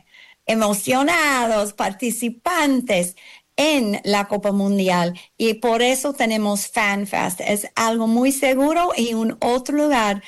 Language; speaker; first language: Spanish; non-native, learner; English